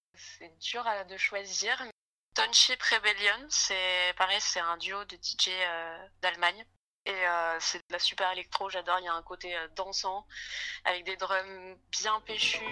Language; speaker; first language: French; native; French